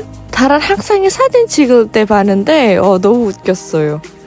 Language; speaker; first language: Korean; non-native, fluent; Indonesian